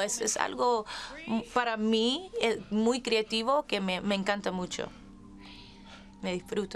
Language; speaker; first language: Spanish; early bilingual, heritage; English